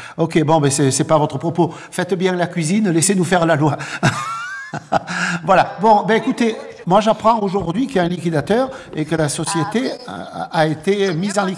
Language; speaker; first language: French; native; French